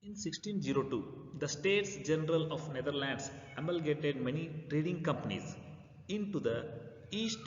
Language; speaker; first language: English; non-native, local second language; Kannada